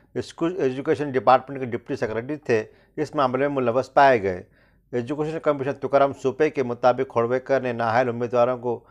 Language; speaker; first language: Urdu; native; Urdu